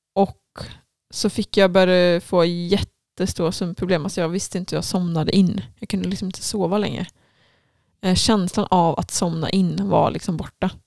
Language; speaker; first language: Swedish; native; Swedish